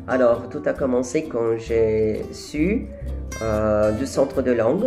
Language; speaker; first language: French; non-native, fluent; Portuguese